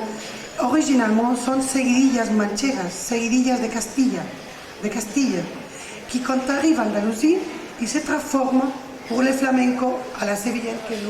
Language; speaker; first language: French; non-native, learner; Spanish